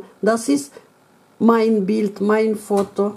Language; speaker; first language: German; non-native, learner; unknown